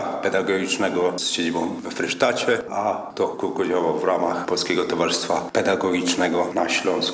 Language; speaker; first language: Polish; native; Polish